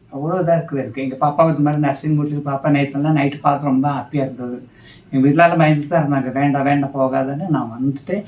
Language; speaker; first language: Tamil; non-native, local second language; Malayalam